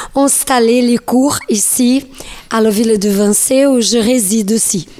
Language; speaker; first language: French; non-native, learner; Portuguese